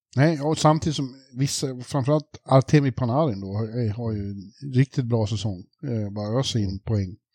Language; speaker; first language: Swedish; native; Swedish